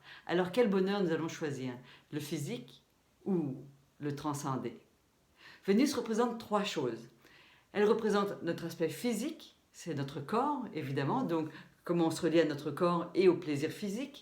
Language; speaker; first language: French; native; French